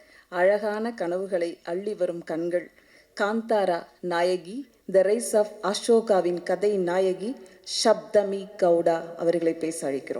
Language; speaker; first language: Tamil; native; Tamil